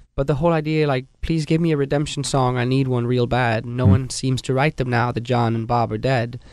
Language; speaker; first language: English; non-native, fluent; Danish